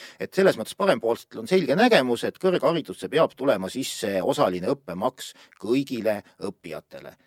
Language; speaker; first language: Estonian; native; Estonian